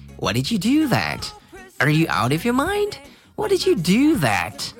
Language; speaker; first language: English; non-native, fluent; Chinese